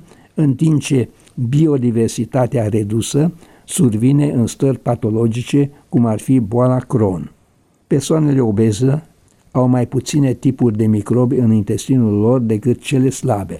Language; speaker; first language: Romanian; native; Romanian